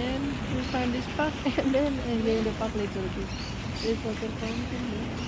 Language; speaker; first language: English; non-native, learner; Indonesian